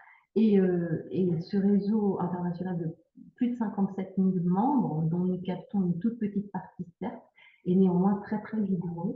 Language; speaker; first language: French; native; French